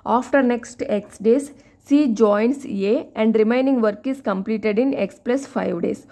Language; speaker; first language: English; non-native, local second language; Telugu